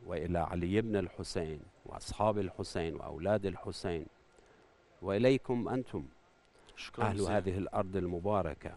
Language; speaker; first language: Arabic; non-native, fluent; Persian